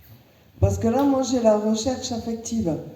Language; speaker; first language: French; native; French